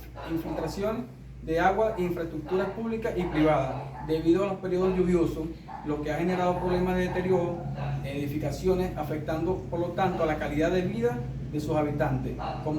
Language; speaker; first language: Spanish; native; Spanish